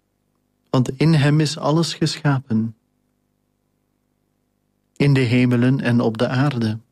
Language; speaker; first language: Dutch; native; Dutch